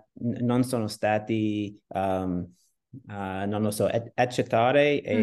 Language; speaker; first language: Italian; non-native, learner; English